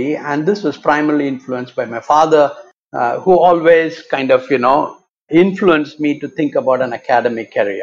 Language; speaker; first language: English; non-native, local second language; Tamil